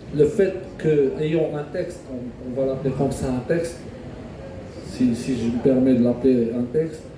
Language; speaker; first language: French; non-native, local second language; Arabic